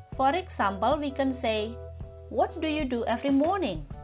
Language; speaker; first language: English; non-native, fluent; Indonesian